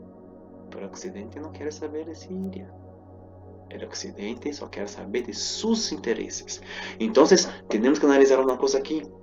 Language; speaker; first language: Portuguese; non-native, fluent; Spanish